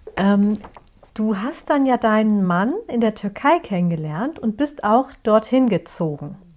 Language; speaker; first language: German; early bilingual, other home language; Turkish